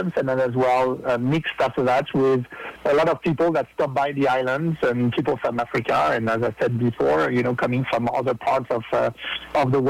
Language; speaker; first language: English; non-native, fluent; French